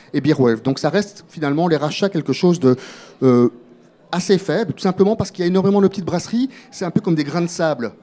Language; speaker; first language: French; native; French